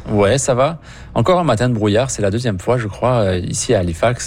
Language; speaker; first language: French; native; French